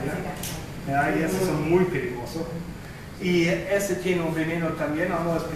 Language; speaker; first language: Spanish; non-native, fluent; German